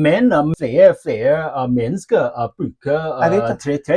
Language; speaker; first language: Norwegian; non-native, learner; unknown